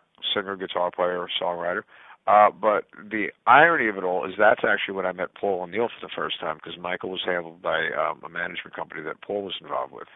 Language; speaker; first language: English; native; English